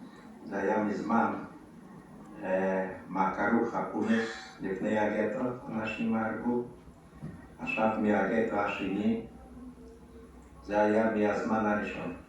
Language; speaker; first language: Hebrew; non-native, fluent; Yiddish